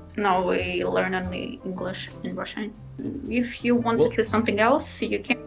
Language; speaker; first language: English; non-native, fluent; Russian